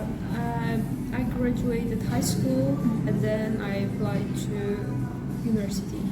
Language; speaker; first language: English; non-native, learner; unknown